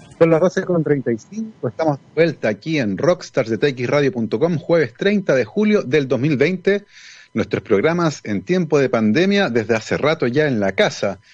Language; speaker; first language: Spanish; native; Spanish